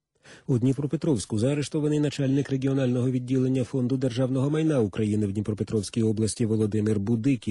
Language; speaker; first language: Ukrainian; native; Ukrainian